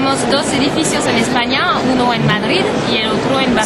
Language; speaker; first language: Spanish; non-native, learner; French